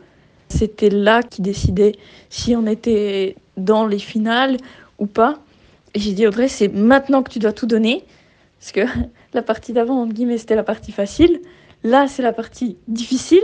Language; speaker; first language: French; native; French